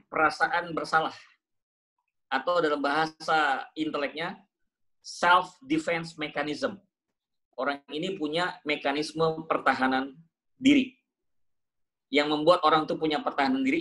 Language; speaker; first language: Indonesian; native; Indonesian